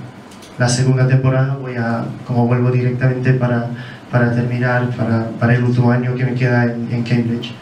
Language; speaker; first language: Spanish; non-native, fluent; English